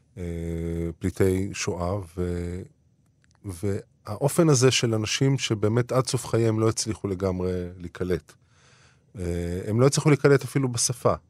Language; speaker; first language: Hebrew; native; Hebrew